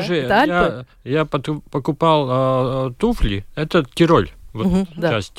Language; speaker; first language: Russian; non-native, local second language; Latvian